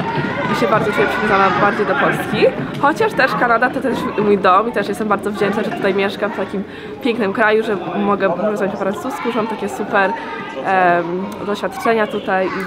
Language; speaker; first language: Polish; early bilingual, heritage; Polish